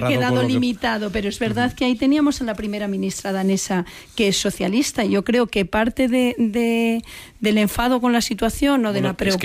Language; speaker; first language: Spanish; native; Spanish